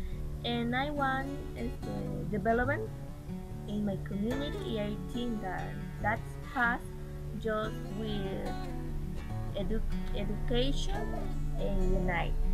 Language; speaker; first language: English; non-native, learner; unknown